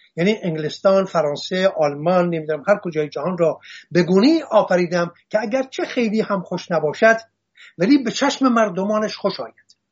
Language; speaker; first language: Persian; non-native, local second language; Assyrian Neo-Aramaic